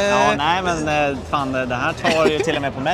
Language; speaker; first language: Swedish; native; Swedish